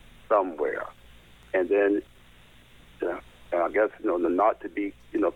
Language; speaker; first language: English; native; English